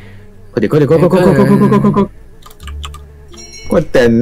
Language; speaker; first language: Chinese; native; Chinese